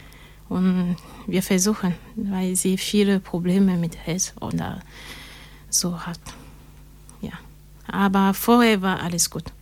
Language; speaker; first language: German; non-native, learner; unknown